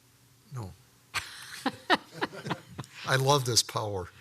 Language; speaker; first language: English; native; English